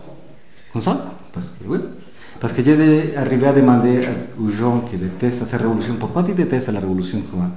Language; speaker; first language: French; non-native, fluent; Spanish